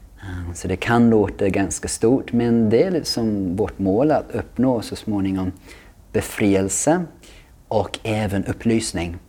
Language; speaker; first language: Swedish; non-native, fluent; English